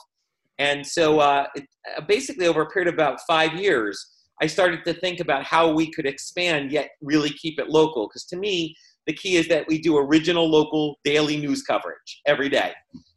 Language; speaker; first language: English; native; English